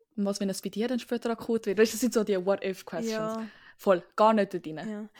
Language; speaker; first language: Swiss German; early bilingual, other home language; Sinhala